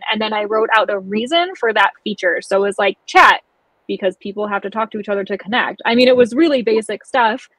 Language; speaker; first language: English; native; English